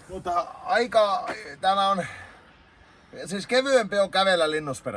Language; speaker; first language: Finnish; native; Finnish